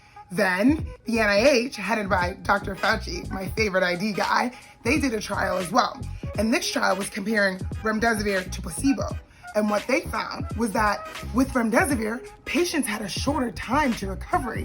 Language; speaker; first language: English; native; English